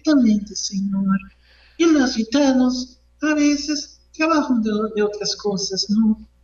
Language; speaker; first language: Spanish; non-native, fluent; Portuguese